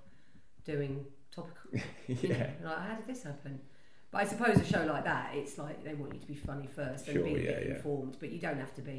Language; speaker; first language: English; native; English